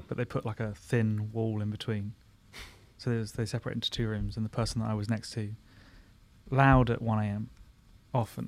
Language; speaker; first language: English; native; English